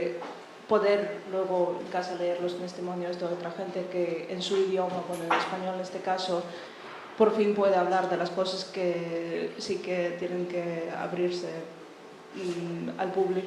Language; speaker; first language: Spanish; non-native, fluent; Russian